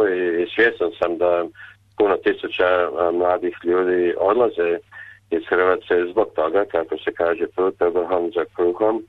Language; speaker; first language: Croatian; early bilingual, heritage; Croatian